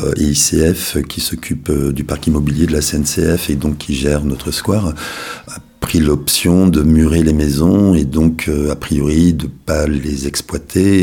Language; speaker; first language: French; native; French